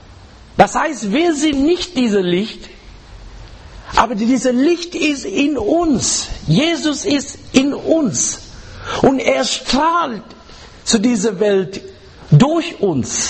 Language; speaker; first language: German; non-native, fluent; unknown